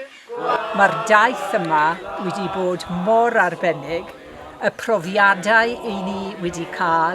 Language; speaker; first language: Welsh; native; Welsh